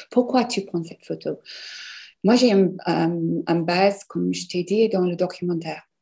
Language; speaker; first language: French; non-native, fluent; English